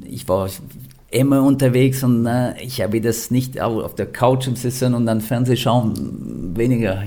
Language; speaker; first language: German; non-native, fluent; French